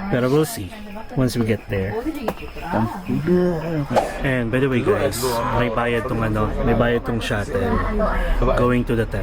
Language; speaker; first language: English; non-native, local second language; Filipino